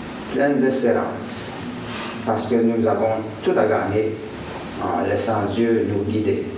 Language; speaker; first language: French; native; French